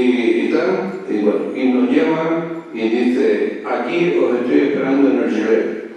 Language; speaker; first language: Spanish; native; Spanish